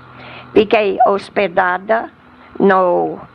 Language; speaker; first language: Portuguese; non-native, fluent; English